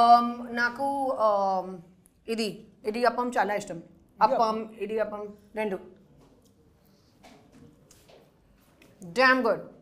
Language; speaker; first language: Telugu; non-native, learner; Hindi